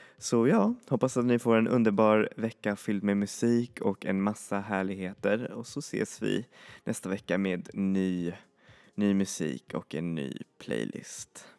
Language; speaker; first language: Swedish; native; Swedish